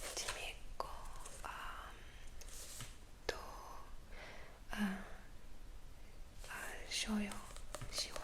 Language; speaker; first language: Korean; non-native, learner; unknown